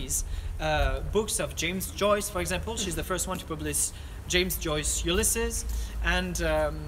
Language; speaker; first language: English; non-native, fluent; French